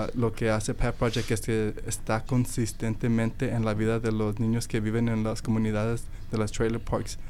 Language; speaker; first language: Spanish; early bilingual, heritage; Spanish